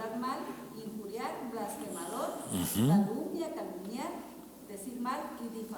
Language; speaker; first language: Spanish; native; Spanish